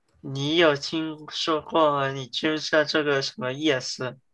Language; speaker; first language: Chinese; early bilingual, heritage; English